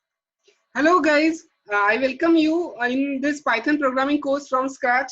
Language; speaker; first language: English; non-native, local second language; Marathi